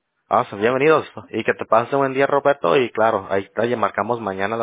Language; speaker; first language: Spanish; early bilingual, heritage; English